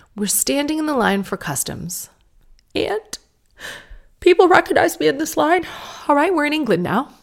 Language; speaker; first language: English; native; English